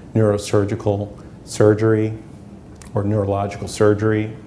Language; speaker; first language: English; native; English